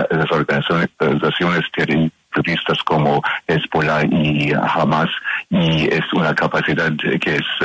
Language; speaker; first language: Spanish; non-native, learner; English